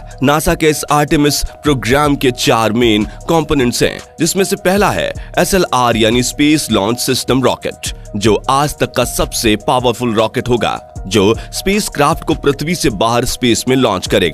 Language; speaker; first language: Hindi; native; Hindi